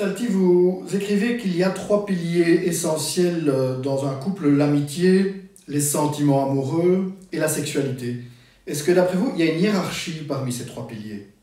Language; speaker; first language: French; native; French